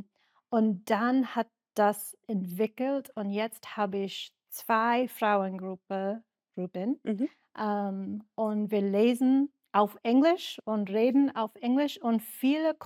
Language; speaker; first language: German; non-native, fluent; English